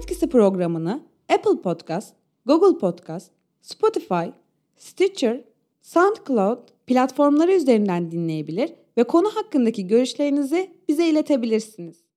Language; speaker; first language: Turkish; native; Turkish